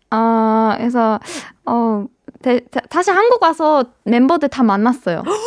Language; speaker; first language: Korean; non-native, fluent; Persian